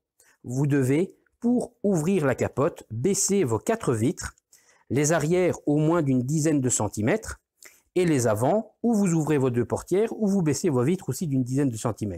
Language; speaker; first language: French; native; French